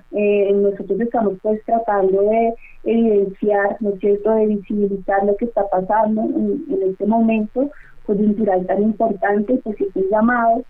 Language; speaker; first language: Spanish; native; Spanish